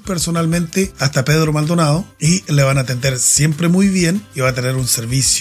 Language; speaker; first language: Spanish; native; Spanish